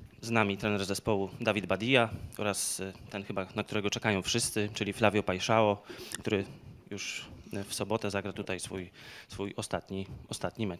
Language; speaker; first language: Polish; native; Polish